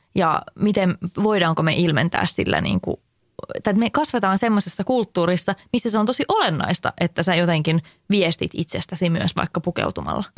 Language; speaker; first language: Finnish; native; Finnish